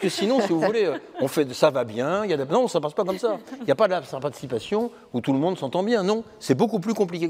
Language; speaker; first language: French; native; French